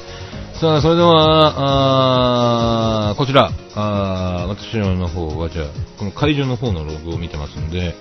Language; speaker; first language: Japanese; native; Japanese